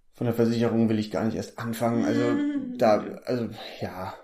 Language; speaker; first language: German; native; German